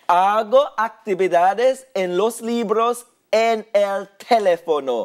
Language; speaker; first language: Spanish; non-native, fluent; English